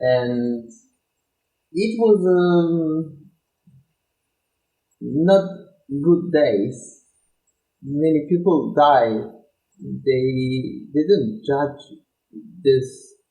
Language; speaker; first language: English; non-native, learner; Turkish